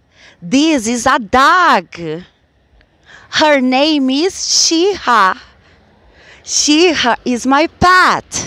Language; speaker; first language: English; non-native, fluent; Portuguese